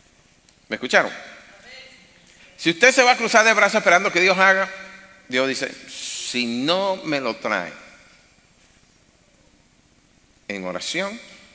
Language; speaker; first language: Spanish; native; Spanish